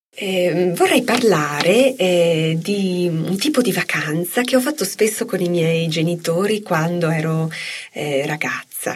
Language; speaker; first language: Italian; native; Italian